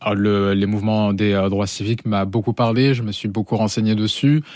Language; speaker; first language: French; native; French